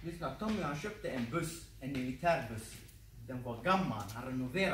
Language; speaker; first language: Swedish; non-native, fluent; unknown